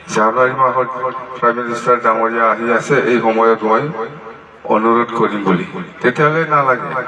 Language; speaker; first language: Assamese; non-native, local second language; Bodo